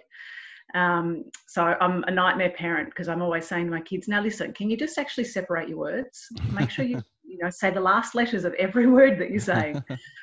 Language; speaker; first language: English; native; English